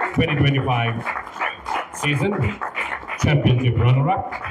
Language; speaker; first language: English; non-native, local second language; Sinhala